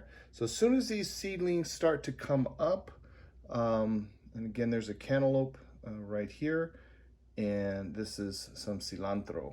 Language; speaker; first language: English; native; English